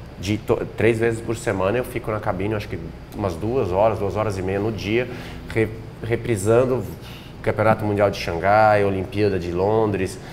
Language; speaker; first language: Portuguese; native; Portuguese